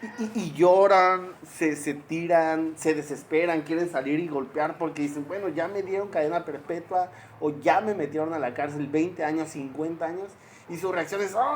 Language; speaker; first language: Spanish; native; Spanish